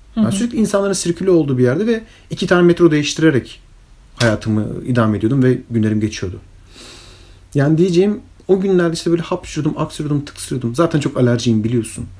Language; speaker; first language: Turkish; early bilingual, heritage; Turkish